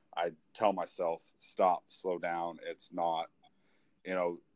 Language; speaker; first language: English; native; English